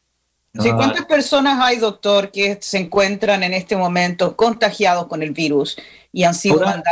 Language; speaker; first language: Spanish; native; Spanish